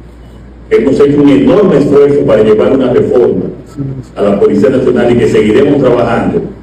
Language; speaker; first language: Spanish; native; Spanish